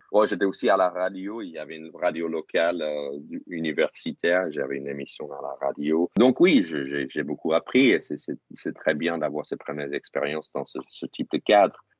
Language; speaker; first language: French; non-native, fluent; English